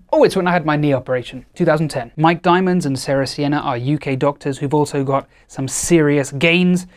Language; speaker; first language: English; native; English